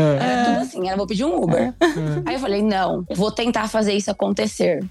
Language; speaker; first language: Portuguese; native; Portuguese